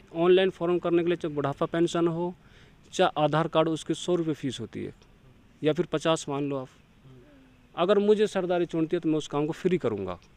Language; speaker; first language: Hindi; native; Hindi